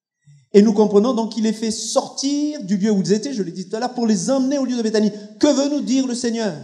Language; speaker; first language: French; native; French